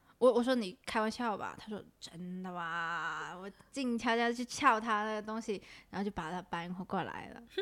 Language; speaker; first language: Chinese; non-native, local second language; Cantonese